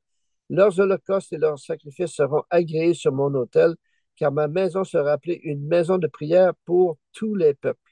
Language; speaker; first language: French; native; French